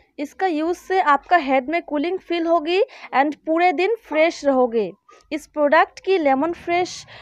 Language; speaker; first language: Hindi; non-native, local second language; Bangla